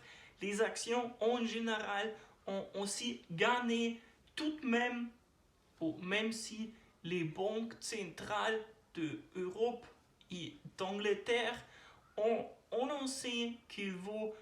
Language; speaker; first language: French; non-native, learner; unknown